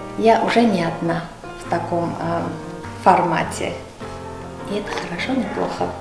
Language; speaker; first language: Russian; non-native, local second language; Armenian